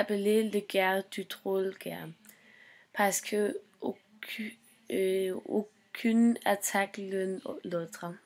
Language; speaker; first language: French; non-native, learner; Norwegian